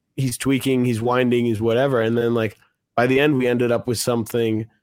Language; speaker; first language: English; native; English